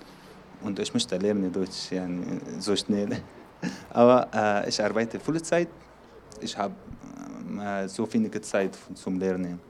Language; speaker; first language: German; non-native, learner; Arabic